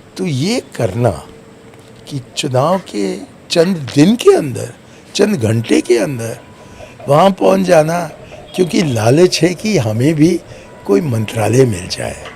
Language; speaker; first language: Hindi; non-native, local second language; Tamil